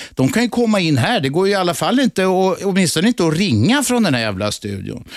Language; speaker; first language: Swedish; native; Swedish